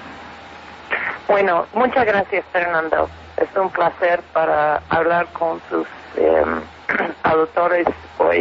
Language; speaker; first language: Spanish; non-native, fluent; English